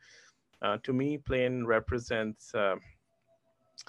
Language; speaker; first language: English; non-native, local second language; Hindi